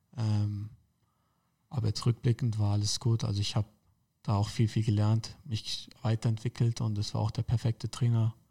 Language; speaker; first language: German; native; German